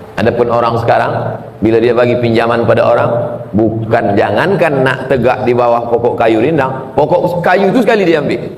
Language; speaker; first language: Malay; native; Malay